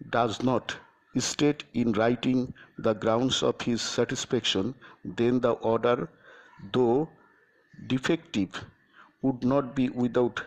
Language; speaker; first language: English; non-native, local second language; Bangla